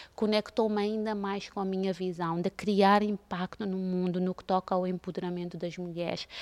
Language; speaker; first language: Portuguese; non-native, local second language; Kabuverdianu